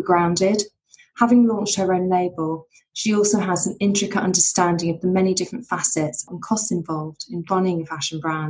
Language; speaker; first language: English; native; English